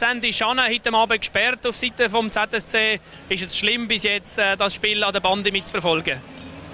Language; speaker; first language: German; native; German